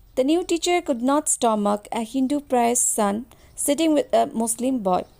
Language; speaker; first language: English; non-native, local second language; Assamese